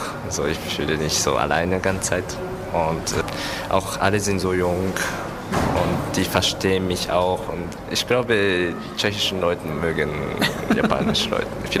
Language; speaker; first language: German; non-native, learner; Japanese